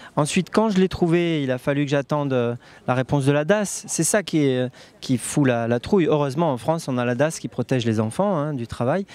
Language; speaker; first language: French; native; French